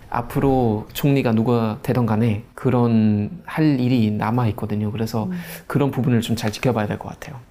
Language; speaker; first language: Korean; non-native, fluent; German